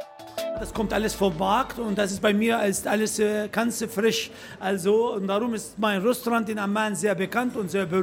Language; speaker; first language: German; non-native, fluent; Arabic